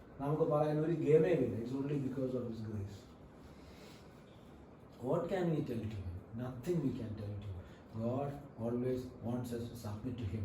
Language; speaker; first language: Malayalam; native; Malayalam